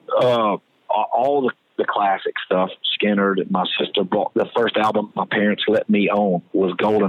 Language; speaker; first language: English; native; English